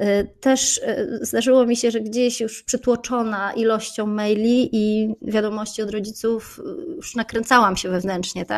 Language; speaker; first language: Polish; native; Polish